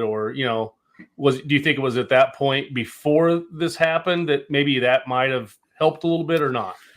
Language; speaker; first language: English; native; English